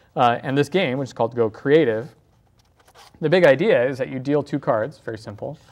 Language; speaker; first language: English; native; English